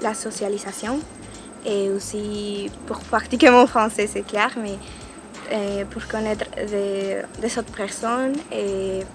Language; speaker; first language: French; non-native, learner; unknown